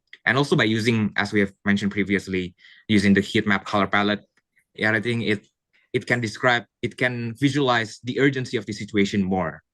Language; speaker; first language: English; non-native, fluent; Indonesian